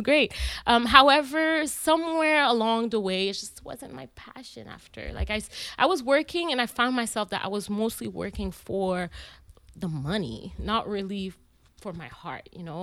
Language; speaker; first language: English; native; English